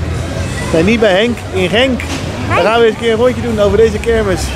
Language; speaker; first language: Dutch; native; Dutch